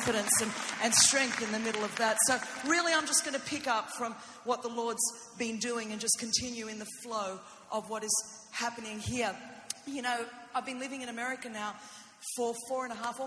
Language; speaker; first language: English; non-native, fluent; Greek